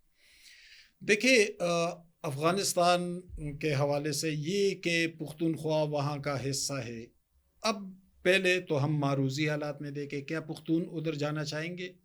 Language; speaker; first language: Urdu; native; Urdu